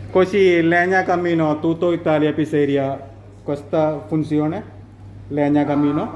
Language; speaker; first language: Italian; non-native, learner; Malayalam